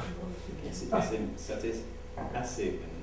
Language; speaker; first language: French; non-native, learner; English